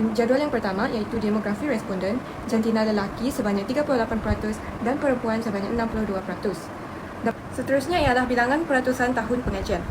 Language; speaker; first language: Malay; native; Malay